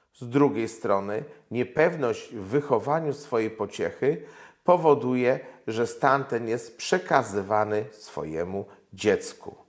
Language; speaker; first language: Polish; native; Polish